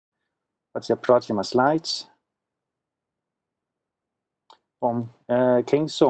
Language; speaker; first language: Portuguese; non-native, fluent; Swedish